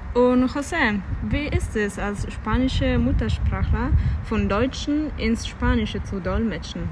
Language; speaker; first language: German; non-native, fluent; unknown